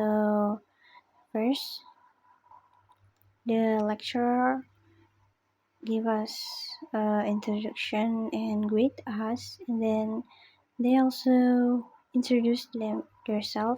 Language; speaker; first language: English; non-native, learner; Indonesian